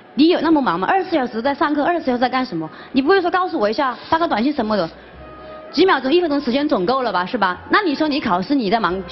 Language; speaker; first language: Chinese; native; Chinese